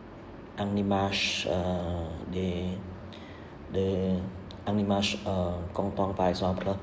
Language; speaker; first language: French; non-native, learner; Khmer